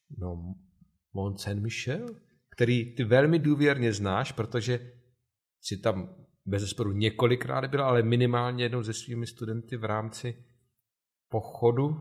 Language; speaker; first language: Czech; native; Czech